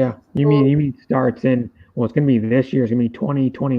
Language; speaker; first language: English; native; English